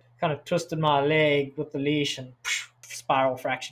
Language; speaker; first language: English; native; English